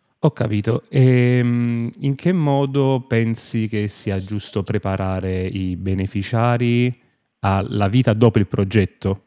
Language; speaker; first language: Italian; native; Italian